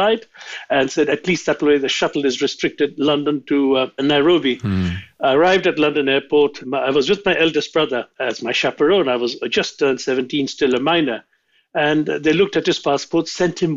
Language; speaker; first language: English; non-native, local second language; Sindhi